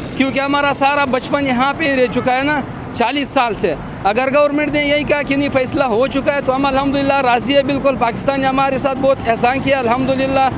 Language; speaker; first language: Urdu; early bilingual, other home language; Pashto